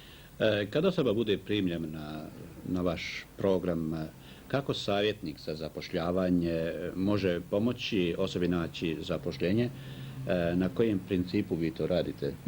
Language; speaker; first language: Croatian; native; Croatian